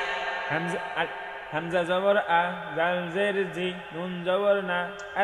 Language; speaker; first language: Arabic; non-native, learner; Bangla